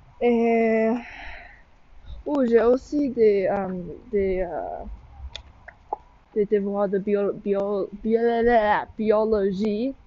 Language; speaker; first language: French; non-native, learner; English